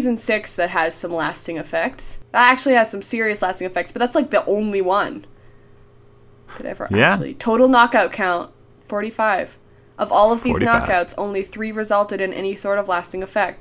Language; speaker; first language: English; native; English